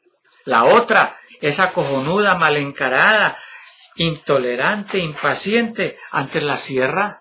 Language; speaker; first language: Spanish; native; Spanish